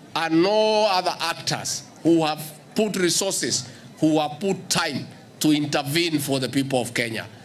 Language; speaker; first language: English; non-native, local second language; Kikuyu